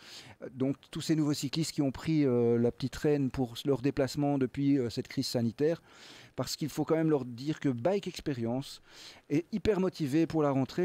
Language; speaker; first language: French; native; French